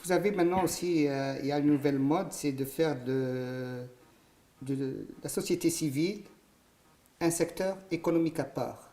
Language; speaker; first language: French; non-native, local second language; Arabic